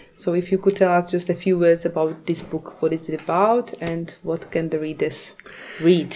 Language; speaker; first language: English; non-native, fluent; Czech